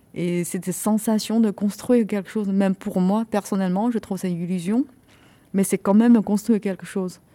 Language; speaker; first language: French; non-native, fluent; Chinese